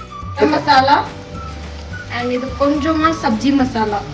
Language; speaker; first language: Tamil; non-native, learner; Hindi